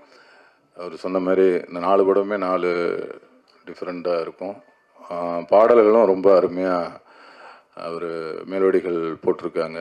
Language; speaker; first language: Tamil; native; Tamil